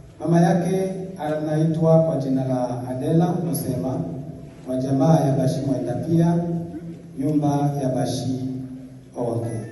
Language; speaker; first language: Swahili; non-native, local second language; Bembe